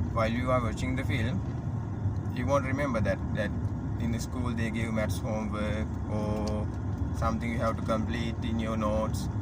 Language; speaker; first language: English; non-native, local second language; Sinhala